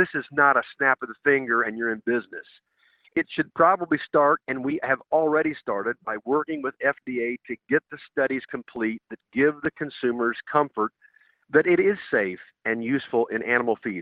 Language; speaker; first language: English; native; English